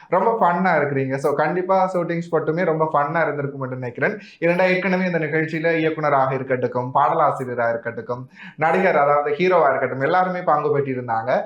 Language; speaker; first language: Tamil; native; Tamil